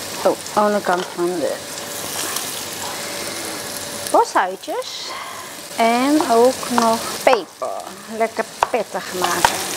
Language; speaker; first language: Dutch; non-native, fluent; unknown